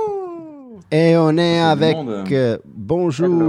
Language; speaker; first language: French; non-native, fluent; Italian